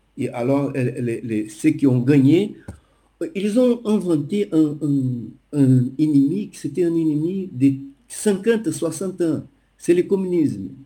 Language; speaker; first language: French; non-native, fluent; Portuguese